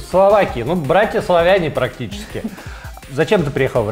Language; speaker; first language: Russian; native; Russian